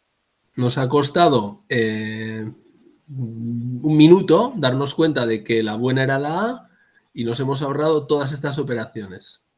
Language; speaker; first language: Spanish; native; Spanish